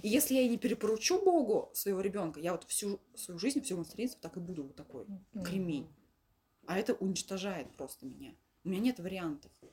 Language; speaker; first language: Russian; native; Russian